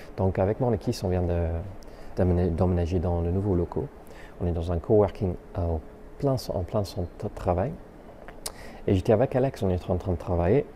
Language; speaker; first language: French; native; French